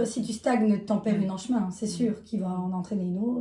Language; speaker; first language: French; native; French